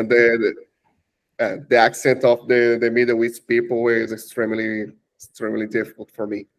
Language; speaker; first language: English; non-native, learner; Portuguese